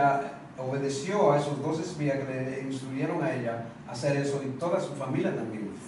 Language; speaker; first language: Spanish; native; Spanish